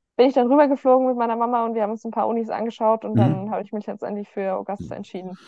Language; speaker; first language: German; native; German